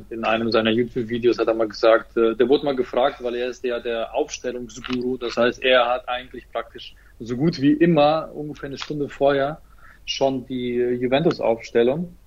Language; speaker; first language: German; early bilingual, other home language; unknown